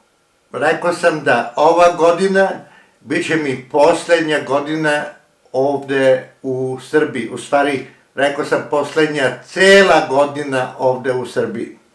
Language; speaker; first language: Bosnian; early bilingual, heritage; Croatian